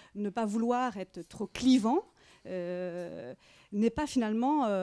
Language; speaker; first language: French; native; French